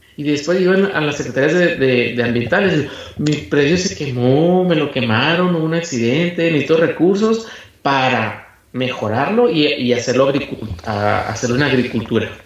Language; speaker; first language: Spanish; native; Spanish